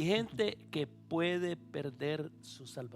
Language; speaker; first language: Spanish; native; Spanish